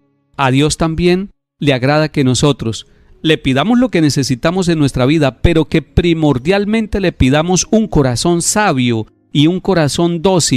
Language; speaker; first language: Spanish; native; Spanish